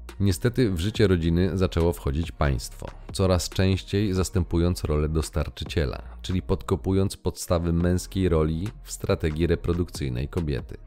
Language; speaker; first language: Polish; native; Polish